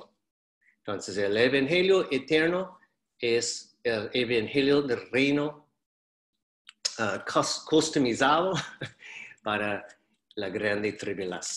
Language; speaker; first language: Spanish; non-native, fluent; English